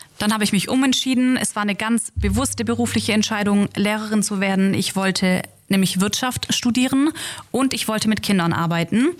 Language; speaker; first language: German; native; German